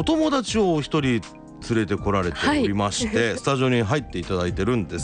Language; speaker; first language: Japanese; native; Japanese